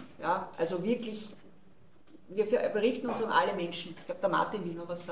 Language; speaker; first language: German; native; German